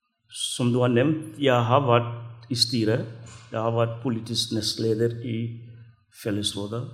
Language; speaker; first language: Norwegian; non-native, fluent; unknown